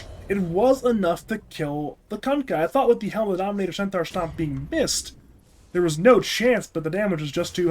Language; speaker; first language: English; native; English